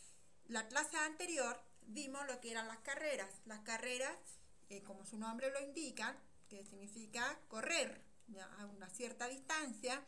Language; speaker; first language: Spanish; native; Spanish